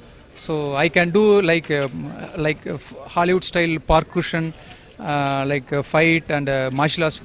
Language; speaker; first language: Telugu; non-native, learner; Kannada